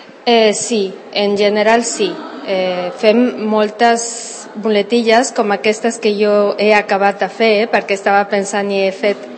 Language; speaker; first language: Catalan; non-native, local second language; Spanish